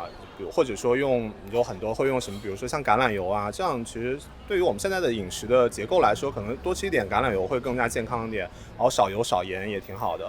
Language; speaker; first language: Chinese; native; Chinese